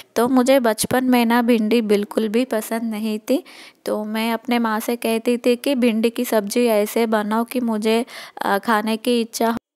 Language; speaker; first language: Hindi; non-native, local second language; Telugu